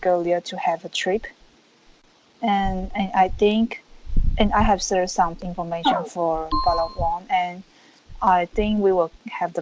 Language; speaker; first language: English; non-native, learner; Chinese